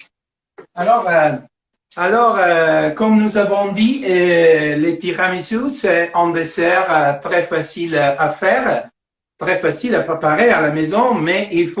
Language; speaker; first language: French; non-native, fluent; Italian